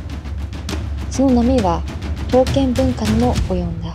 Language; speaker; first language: Japanese; native; Japanese